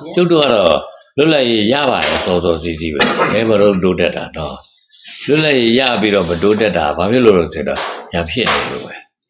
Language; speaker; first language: Burmese; native; Burmese